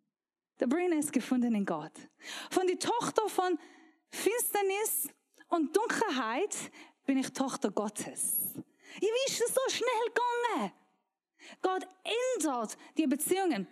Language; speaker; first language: German; non-native, learner; Persian